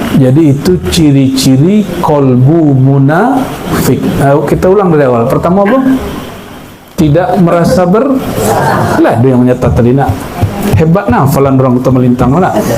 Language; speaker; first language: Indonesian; non-native, local second language; Minangkabau